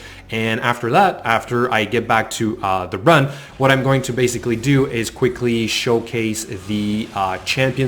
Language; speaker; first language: English; native; English